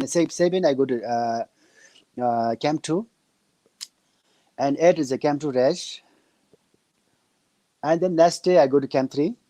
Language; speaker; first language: English; non-native, learner; Nepali